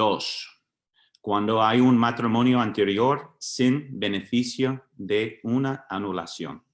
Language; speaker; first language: Spanish; non-native, fluent; English